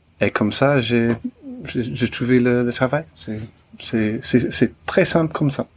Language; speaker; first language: French; non-native, learner; English